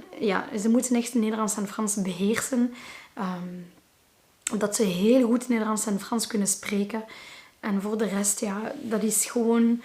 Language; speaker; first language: Dutch; non-native, local second language; Arabic